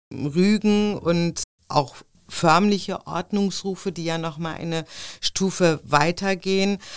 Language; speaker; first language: German; early bilingual, other home language; Turkish